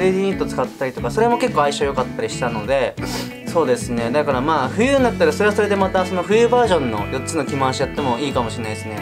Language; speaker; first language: Japanese; native; Japanese